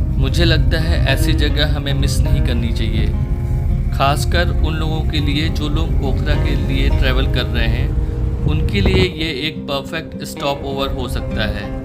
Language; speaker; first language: Hindi; native; Hindi